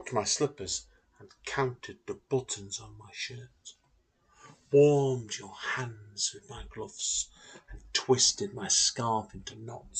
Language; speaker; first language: English; native; English